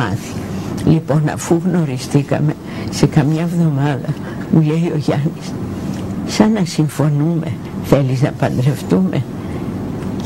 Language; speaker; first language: Greek; native; Greek